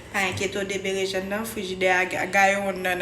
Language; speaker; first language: French; non-native, local second language; Haitian Creole